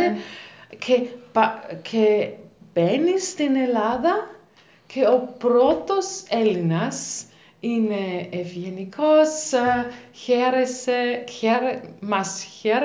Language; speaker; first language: Greek; non-native, learner; German